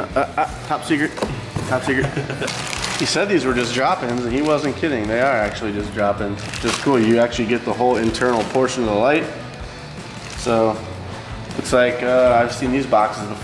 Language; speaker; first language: English; native; English